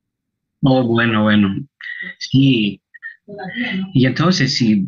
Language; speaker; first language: Spanish; non-native, local second language; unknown